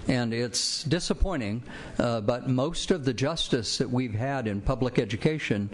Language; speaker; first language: English; native; English